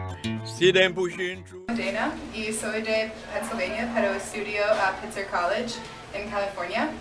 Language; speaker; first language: Spanish; non-native, learner; English